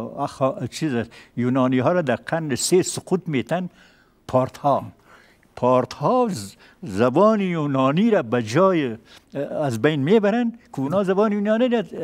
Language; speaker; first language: Persian; native; Persian